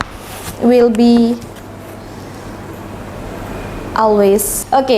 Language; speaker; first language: English; non-native, learner; Indonesian